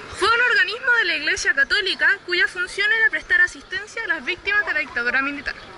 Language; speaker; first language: Spanish; native; Spanish